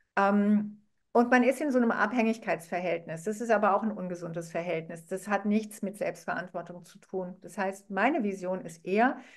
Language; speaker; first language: German; non-native, fluent; Arabic